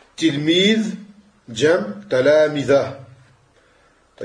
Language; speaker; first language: Arabic; non-native, fluent; French